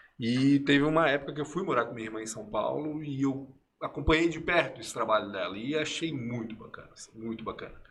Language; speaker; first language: Portuguese; early bilingual, other home language; Spanish